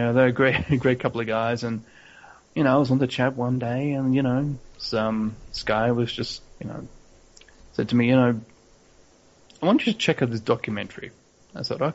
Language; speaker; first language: English; native; English